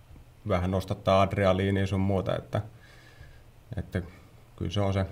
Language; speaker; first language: Finnish; native; Finnish